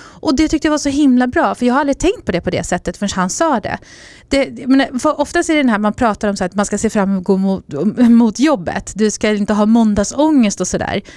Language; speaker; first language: Swedish; native; Swedish